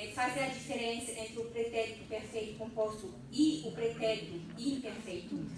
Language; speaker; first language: Portuguese; non-native, fluent; French